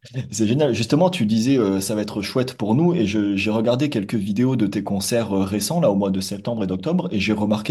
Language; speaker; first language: French; native; French